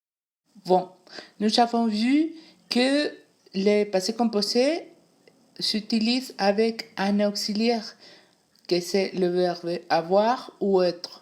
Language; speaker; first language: French; non-native, fluent; Spanish